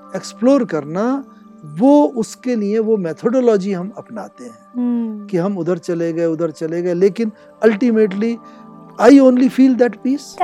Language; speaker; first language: Hindi; native; Hindi